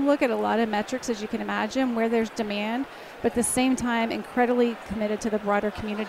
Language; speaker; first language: English; native; English